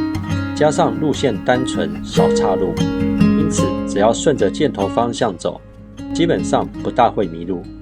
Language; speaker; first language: Chinese; native; Chinese